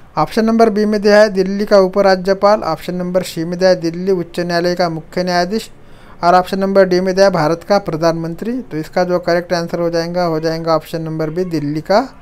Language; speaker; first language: Hindi; non-native, local second language; Marathi